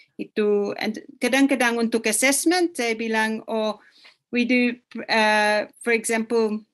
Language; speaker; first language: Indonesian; non-native, fluent; English